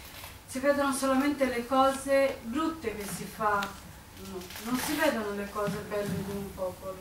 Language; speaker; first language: Italian; non-native, fluent; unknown